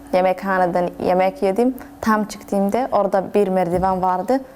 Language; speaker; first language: Turkish; non-native, fluent; Somali